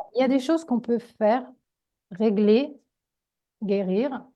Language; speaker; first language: French; native; French